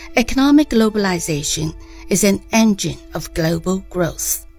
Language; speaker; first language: English; non-native, fluent; Chinese